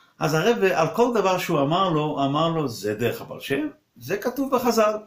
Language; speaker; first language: Hebrew; non-native, local second language; Yiddish